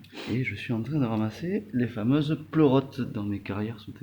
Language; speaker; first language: French; native; French